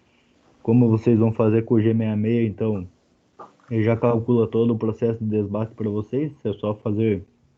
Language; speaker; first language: Portuguese; native; Portuguese